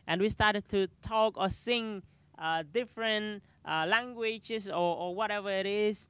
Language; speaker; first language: English; non-native, learner; Khmer